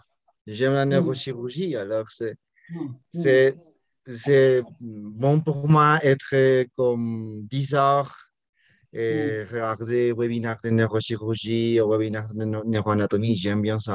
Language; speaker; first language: French; non-native, learner; Spanish